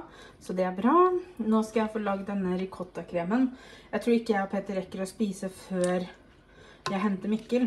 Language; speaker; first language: Norwegian; native; Norwegian